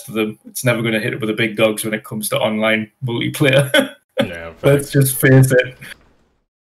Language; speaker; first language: English; native; English